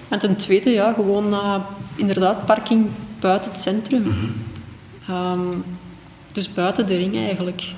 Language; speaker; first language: Dutch; native; Dutch